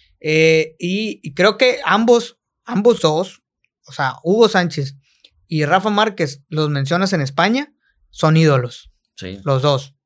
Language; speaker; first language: Spanish; native; Spanish